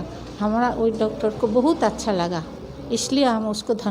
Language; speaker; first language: Hindi; non-native, local second language; Bangla